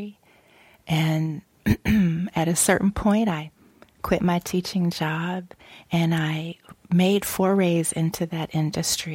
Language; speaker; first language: English; native; English